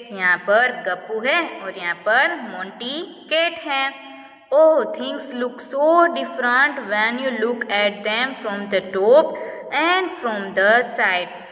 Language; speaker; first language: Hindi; non-native, local second language; Gujarati